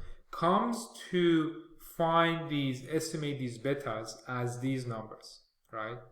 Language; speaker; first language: English; non-native, fluent; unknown